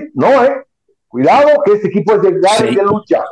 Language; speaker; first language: Spanish; native; Spanish